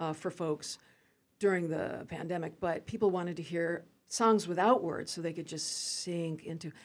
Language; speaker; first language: English; early bilingual, other home language; French